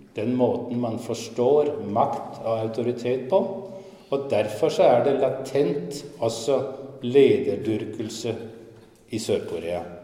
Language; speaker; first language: Norwegian; native; Norwegian